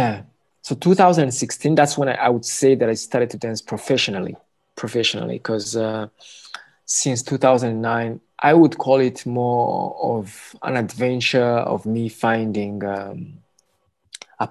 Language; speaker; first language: English; non-native, local second language; Kinyarwanda